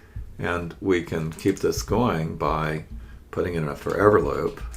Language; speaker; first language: English; native; English